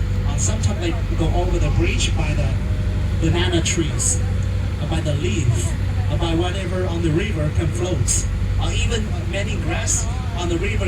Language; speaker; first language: English; non-native, fluent; Vietnamese